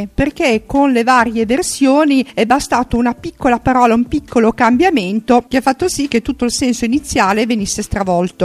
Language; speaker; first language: Italian; native; Italian